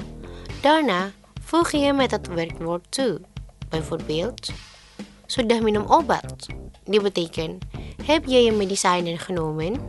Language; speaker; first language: Dutch; non-native, local second language; Indonesian